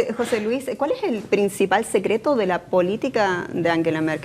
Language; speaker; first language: Spanish; native; Spanish